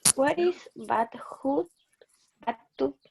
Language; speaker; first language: English; non-native, learner; Spanish